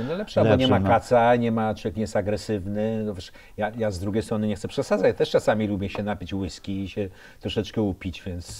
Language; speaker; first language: Polish; native; Polish